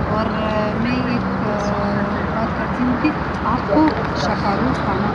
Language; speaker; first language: Hindi; non-native, learner; Tajik